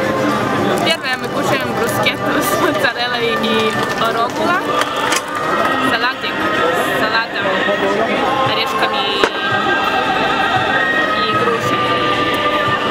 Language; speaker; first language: Russian; early bilingual, heritage; Russian